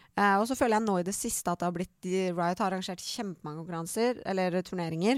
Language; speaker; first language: Norwegian; early bilingual, other home language; Persian